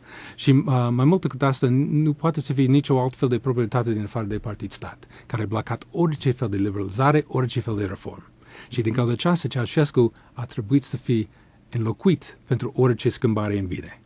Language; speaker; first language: Romanian; non-native, fluent; English